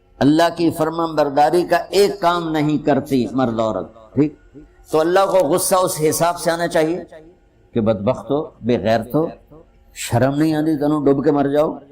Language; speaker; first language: Urdu; non-native, local second language; Punjabi